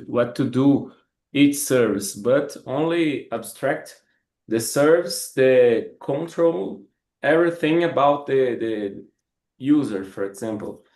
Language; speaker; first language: English; non-native, learner; Portuguese